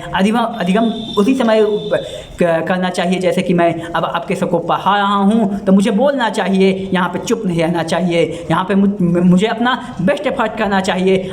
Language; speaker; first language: Hindi; native; Hindi